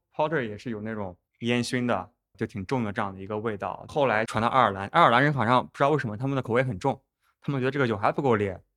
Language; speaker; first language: Chinese; native; Chinese